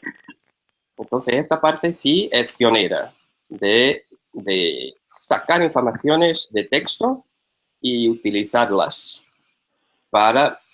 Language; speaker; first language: Spanish; non-native, fluent; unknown